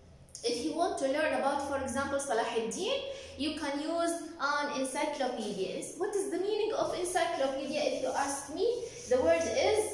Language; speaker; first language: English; non-native, fluent; Arabic